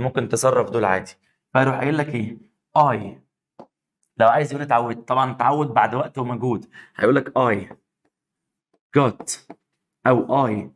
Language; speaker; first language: Arabic; native; Arabic